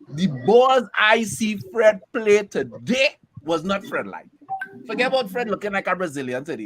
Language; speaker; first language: English; native; English